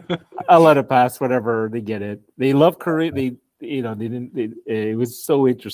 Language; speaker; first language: English; native; English